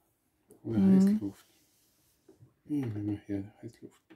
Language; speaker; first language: German; native; German